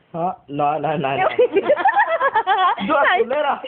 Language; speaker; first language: Norwegian; non-native, learner; Filipino